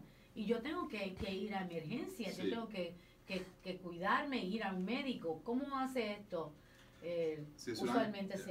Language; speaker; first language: Spanish; native; Spanish